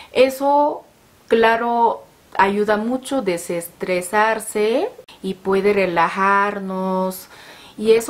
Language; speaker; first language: Spanish; non-native, learner; Korean